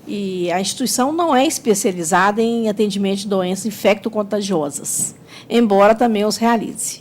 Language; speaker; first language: Portuguese; native; Portuguese